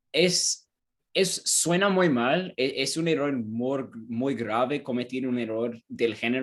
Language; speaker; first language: Spanish; non-native, learner; English